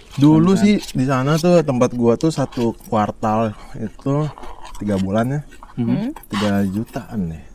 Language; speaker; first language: Indonesian; native; Indonesian